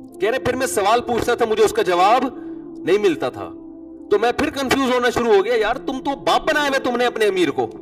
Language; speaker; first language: Urdu; native; Urdu